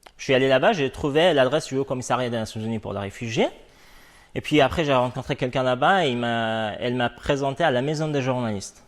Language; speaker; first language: French; non-native, fluent; Persian